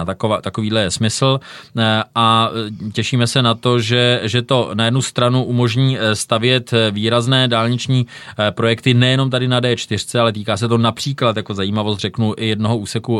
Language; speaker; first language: Czech; native; Czech